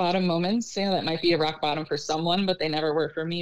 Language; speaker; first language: English; native; English